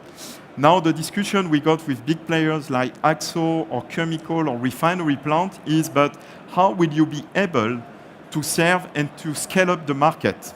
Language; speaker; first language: English; non-native, fluent; French